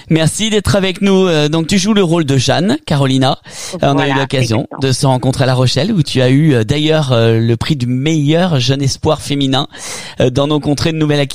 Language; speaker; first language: French; native; French